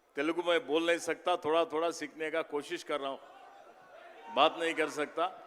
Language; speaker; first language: Hindi; non-native, local second language; Kannada